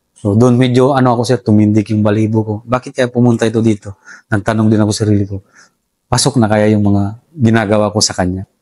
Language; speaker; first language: Filipino; non-native, local second language; Cebuano